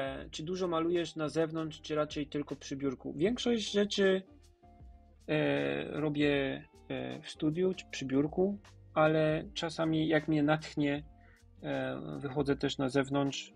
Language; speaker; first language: Polish; native; Polish